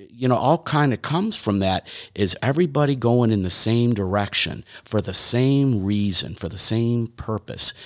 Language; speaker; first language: English; native; English